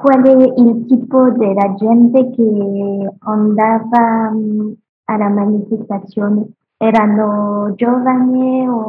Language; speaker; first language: Italian; non-native, learner; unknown